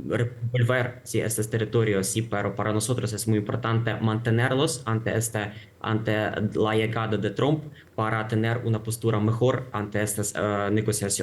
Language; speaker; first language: Spanish; non-native, fluent; Ukrainian